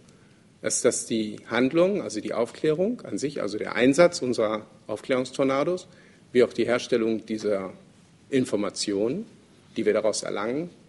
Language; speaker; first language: German; native; German